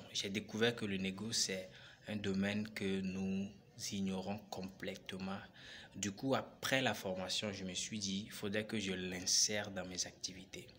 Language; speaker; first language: French; non-native, local second language; Ewe